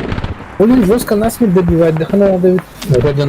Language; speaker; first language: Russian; non-native, local second language; Yakut